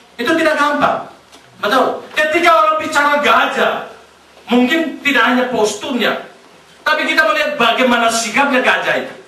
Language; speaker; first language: Indonesian; native; Indonesian